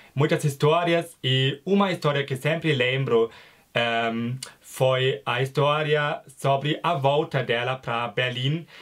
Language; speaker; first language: Portuguese; non-native, fluent; German